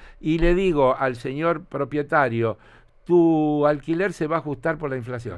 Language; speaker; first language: Spanish; native; Spanish